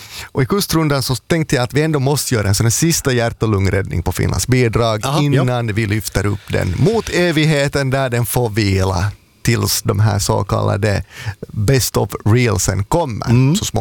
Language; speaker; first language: Swedish; native; Swedish